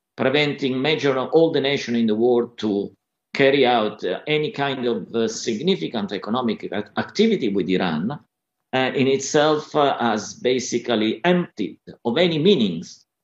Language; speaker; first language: English; non-native, fluent; Italian